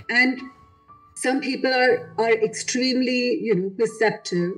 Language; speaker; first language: English; non-native, local second language; Hindi